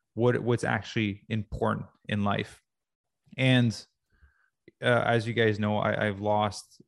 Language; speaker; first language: English; native; English